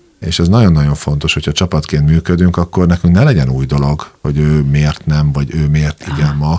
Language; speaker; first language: Hungarian; native; Hungarian